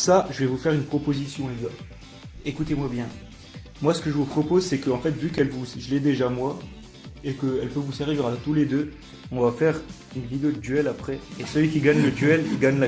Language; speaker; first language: French; native; French